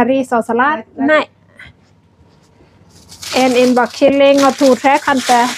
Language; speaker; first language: Norwegian; non-native, learner; Thai